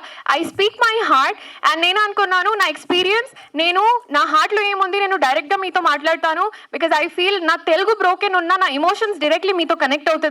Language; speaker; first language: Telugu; non-native, learner; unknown